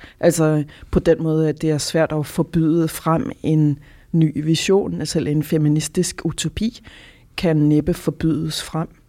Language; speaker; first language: Danish; native; Danish